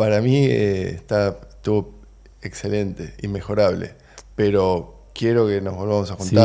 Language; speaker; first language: Spanish; native; Spanish